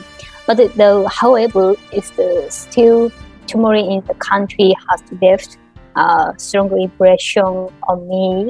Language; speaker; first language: English; non-native, learner; Japanese